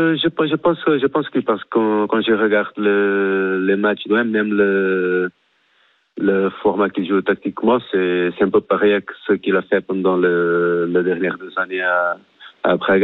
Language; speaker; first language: French; non-native, fluent; Portuguese